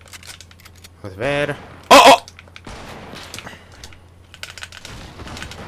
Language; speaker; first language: Spanish; early bilingual, heritage; Spanish